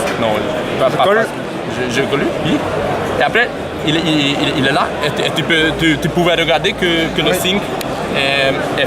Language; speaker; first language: French; non-native, learner; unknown